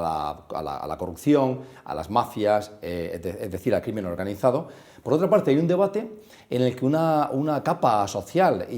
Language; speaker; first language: Spanish; native; Spanish